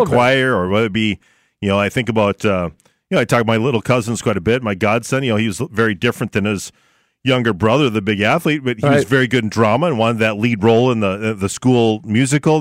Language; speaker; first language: English; native; English